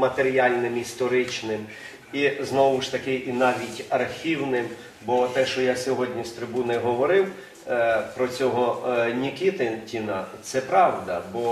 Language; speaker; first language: Ukrainian; native; Ukrainian